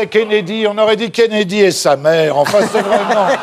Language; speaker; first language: French; native; French